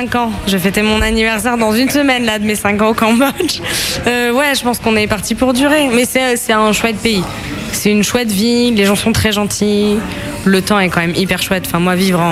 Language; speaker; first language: French; native; French